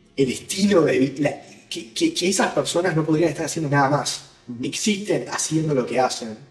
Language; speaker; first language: Spanish; native; Spanish